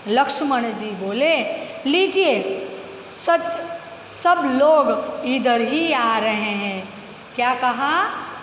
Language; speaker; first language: Hindi; non-native, local second language; Gujarati